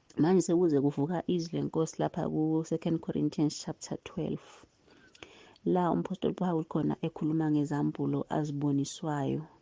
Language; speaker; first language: Zulu; native; Zulu